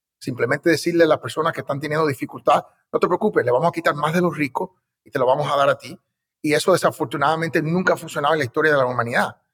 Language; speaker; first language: Spanish; early bilingual, heritage; Spanish